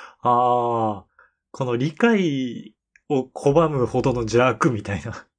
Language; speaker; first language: Japanese; native; Japanese